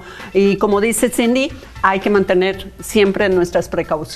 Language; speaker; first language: Spanish; native; Spanish